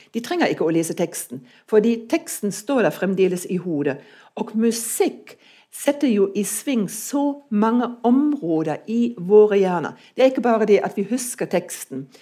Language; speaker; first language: Norwegian; non-native, fluent; German